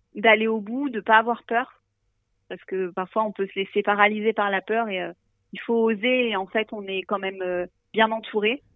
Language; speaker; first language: French; native; French